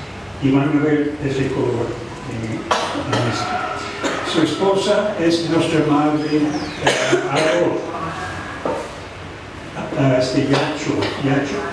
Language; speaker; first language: Spanish; non-native, fluent; English